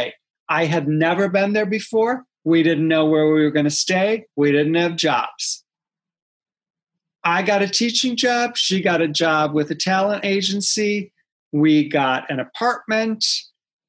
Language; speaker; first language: English; native; English